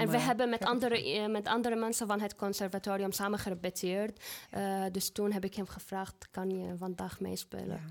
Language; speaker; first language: Dutch; non-native, fluent; Arabic